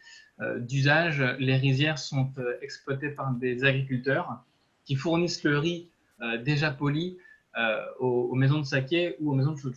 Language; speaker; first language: French; native; French